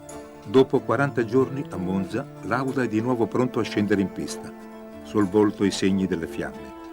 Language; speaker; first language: Italian; native; Italian